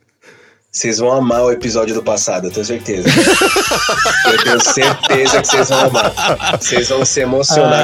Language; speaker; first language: Portuguese; native; Portuguese